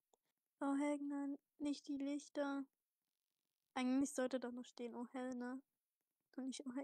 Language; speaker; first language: German; native; German